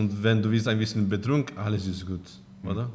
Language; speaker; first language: German; non-native, learner; Spanish